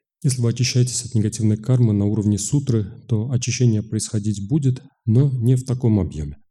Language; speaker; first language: Russian; native; Russian